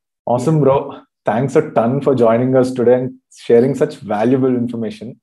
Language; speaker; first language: English; non-native, local second language; Telugu